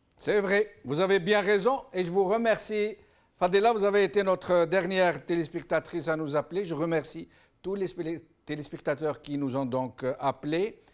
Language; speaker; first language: French; non-native, local second language; Arabic